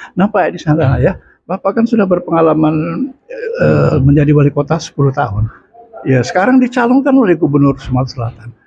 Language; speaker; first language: Indonesian; native; Indonesian